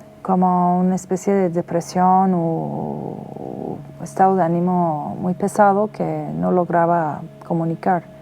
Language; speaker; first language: Spanish; non-native, fluent; Persian